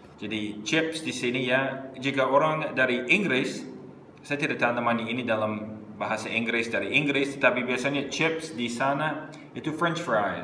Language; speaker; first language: Indonesian; non-native, fluent; English